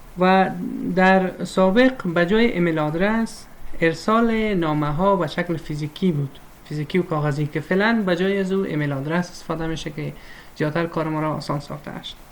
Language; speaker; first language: Persian; native; Persian